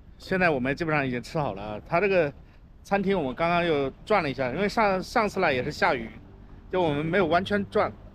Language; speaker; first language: Chinese; native; Chinese